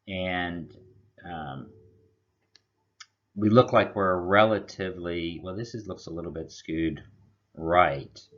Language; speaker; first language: English; native; English